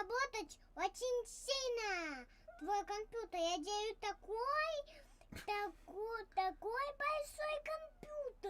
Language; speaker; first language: Russian; early bilingual, other home language; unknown